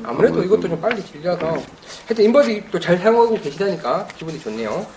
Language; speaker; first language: Korean; native; Korean